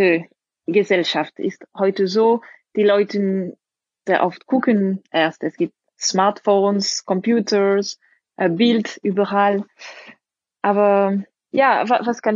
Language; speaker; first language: German; non-native, fluent; French